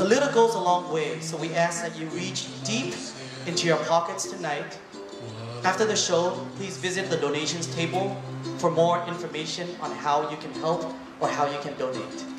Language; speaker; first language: English; early bilingual, other home language; Vietnamese